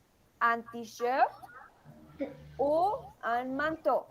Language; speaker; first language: French; non-native, learner; Spanish